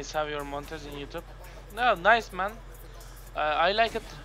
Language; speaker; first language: English; non-native, learner; Turkish